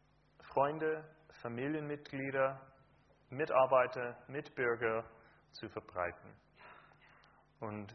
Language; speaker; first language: German; non-native, fluent; English